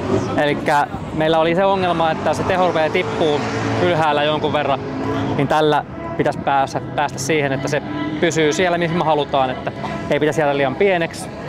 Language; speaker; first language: Finnish; native; Finnish